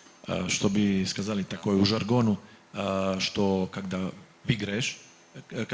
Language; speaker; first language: Russian; non-native, learner; Serbian